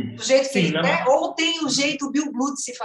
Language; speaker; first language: Portuguese; native; Portuguese